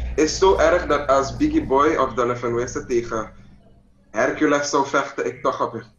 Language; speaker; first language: Dutch; native; Dutch